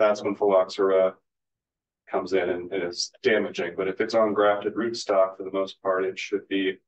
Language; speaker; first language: English; native; English